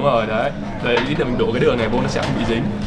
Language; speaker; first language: Vietnamese; native; Vietnamese